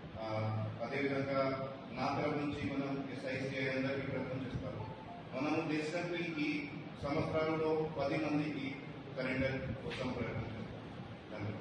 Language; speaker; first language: Telugu; non-native, learner; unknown